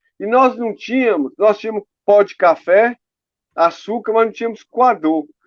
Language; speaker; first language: Portuguese; native; Portuguese